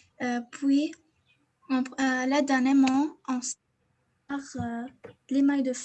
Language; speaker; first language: French; non-native, local second language; Arabic